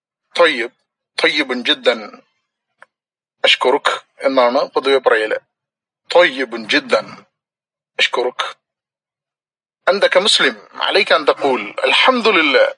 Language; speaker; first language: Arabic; non-native, fluent; Malayalam